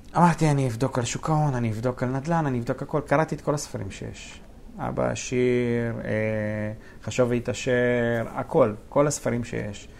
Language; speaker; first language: Hebrew; early bilingual, other home language; Russian